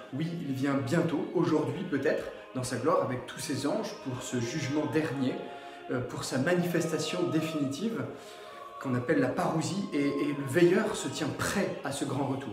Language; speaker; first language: French; native; French